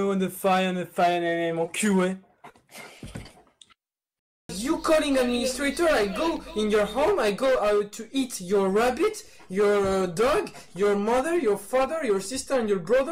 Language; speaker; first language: English; non-native, learner; French